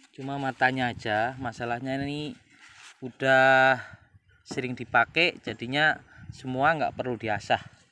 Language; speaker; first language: Indonesian; non-native, local second language; Javanese